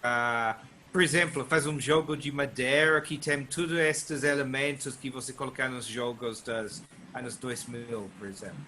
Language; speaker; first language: Portuguese; non-native, learner; English